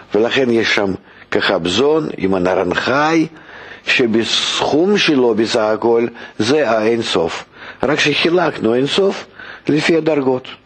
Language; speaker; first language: Hebrew; non-native, fluent; Russian